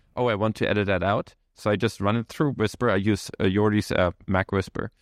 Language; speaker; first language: English; non-native, fluent; German